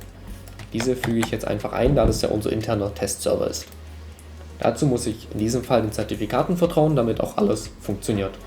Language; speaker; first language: German; native; German